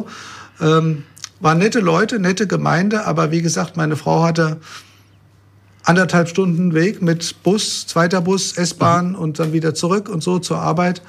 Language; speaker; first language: German; native; German